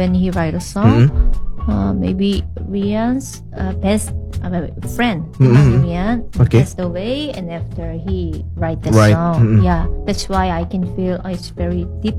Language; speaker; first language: English; non-native, learner; Korean